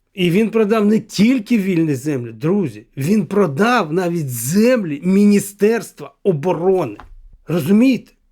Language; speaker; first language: Ukrainian; non-native, local second language; Russian